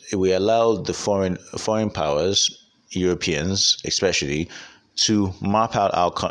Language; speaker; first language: English; non-native, local second language; Igbo